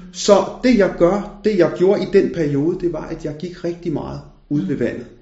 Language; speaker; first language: Danish; early bilingual, other home language; Punjabi